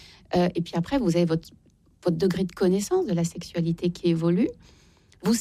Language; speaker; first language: French; native; French